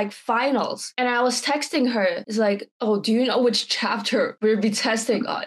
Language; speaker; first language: English; non-native, local second language; Chinese